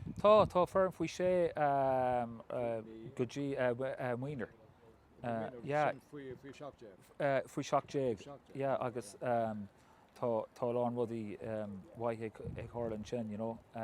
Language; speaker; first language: Irish; non-native, local second language; English